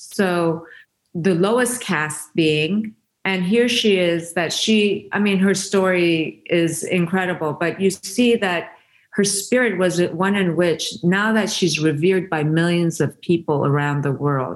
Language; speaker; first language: English; non-native, fluent; Persian